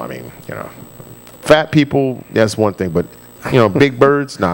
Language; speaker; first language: English; native; English